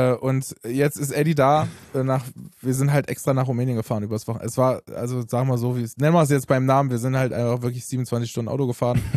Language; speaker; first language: German; early bilingual, other home language; Romanian